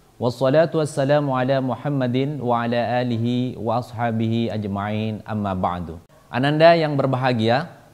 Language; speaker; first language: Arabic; non-native, fluent; Indonesian